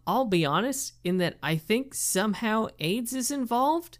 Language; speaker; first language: English; native; English